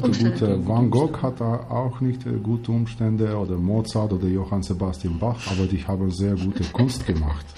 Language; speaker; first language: German; non-native, learner; Albanian